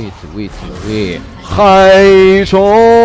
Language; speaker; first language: Chinese; native; Chinese